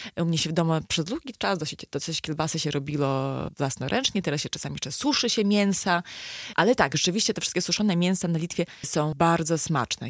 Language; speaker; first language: Polish; native; Polish